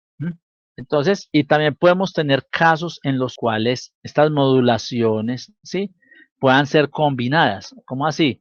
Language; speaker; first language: Spanish; native; Spanish